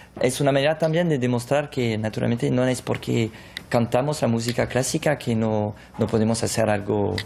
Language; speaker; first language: Spanish; non-native, fluent; French